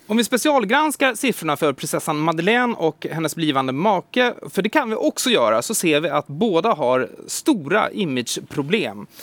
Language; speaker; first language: Swedish; native; Swedish